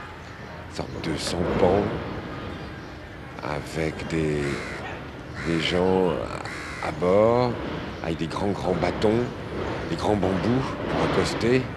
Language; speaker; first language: French; native; French